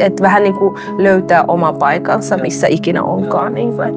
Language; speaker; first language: Finnish; early bilingual, other home language; Somali